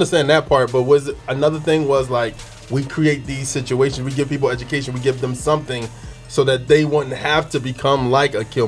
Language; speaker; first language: English; native; English